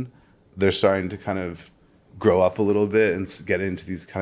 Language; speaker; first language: English; native; English